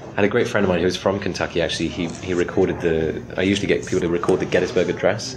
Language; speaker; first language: English; native; English